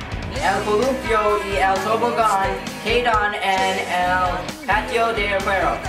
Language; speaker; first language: Spanish; non-native, learner; English